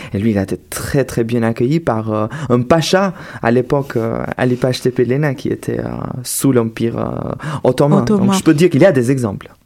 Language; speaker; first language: French; non-native, fluent; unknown